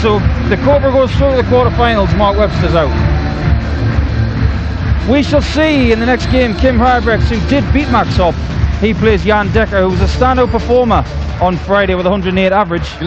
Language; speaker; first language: English; native; English